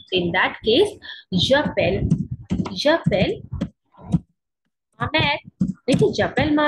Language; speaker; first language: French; non-native, learner; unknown